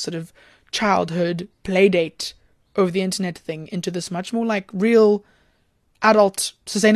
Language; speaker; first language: English; native; English